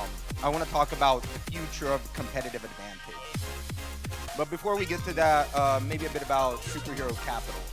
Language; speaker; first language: English; non-native, fluent; Finnish